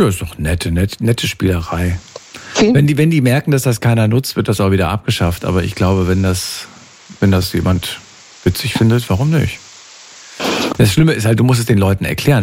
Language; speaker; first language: German; native; German